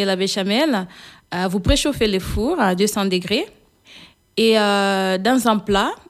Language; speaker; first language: French; non-native, fluent; Portuguese